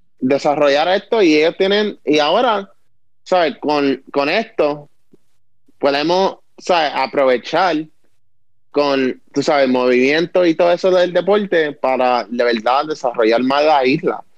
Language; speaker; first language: Spanish; early bilingual, heritage; Spanish